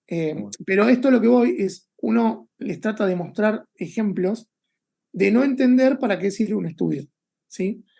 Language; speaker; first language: Spanish; native; Spanish